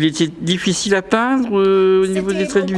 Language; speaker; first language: French; native; French